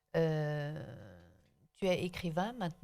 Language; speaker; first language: French; non-native, local second language; Chinese